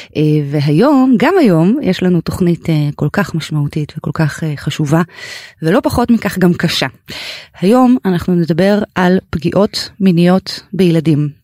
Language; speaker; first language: Hebrew; native; Hebrew